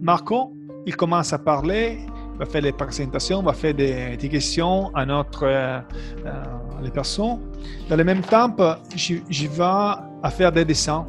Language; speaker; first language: French; non-native, learner; Italian